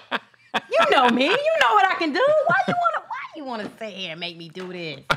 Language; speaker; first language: English; native; English